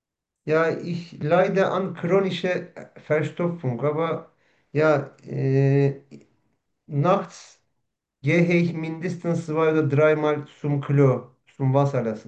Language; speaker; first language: German; non-native, learner; Turkish